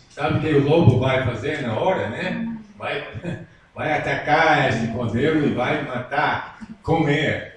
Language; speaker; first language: Portuguese; non-native, fluent; English